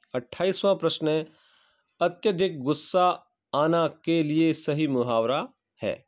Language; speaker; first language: Hindi; native; Hindi